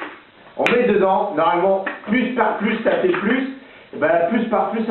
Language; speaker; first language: French; native; French